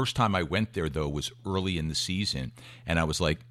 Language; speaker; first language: English; native; English